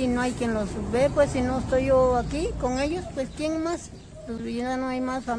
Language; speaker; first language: Spanish; native; Spanish